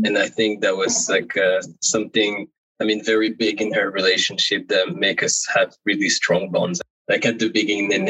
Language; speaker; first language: English; non-native, fluent; French